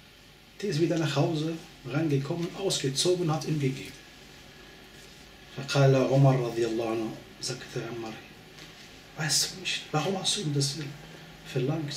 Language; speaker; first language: German; non-native, fluent; Arabic